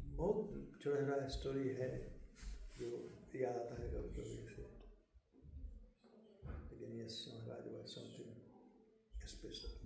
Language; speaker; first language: Hindi; native; Hindi